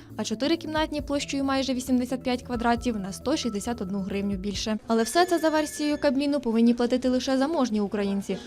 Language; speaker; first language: Ukrainian; native; Ukrainian